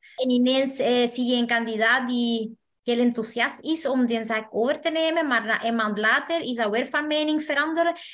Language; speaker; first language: Dutch; non-native, fluent; Spanish